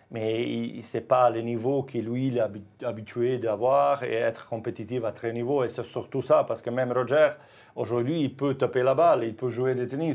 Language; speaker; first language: French; non-native, fluent; Croatian